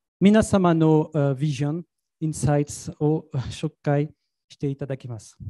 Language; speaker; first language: Japanese; non-native, fluent; French